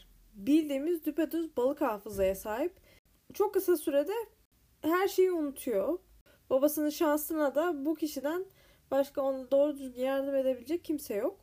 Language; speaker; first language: Turkish; native; Turkish